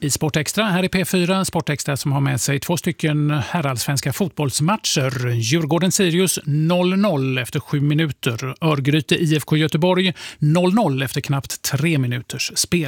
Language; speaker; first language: Swedish; native; Swedish